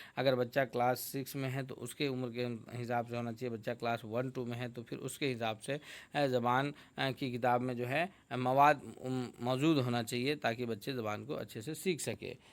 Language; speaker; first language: Urdu; native; Urdu